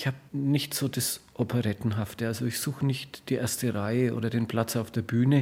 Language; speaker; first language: German; native; German